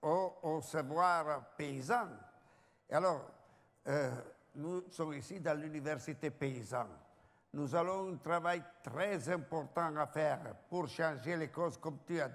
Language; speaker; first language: French; non-native, learner; Italian